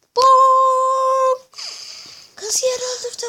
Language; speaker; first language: Turkish; native; Turkish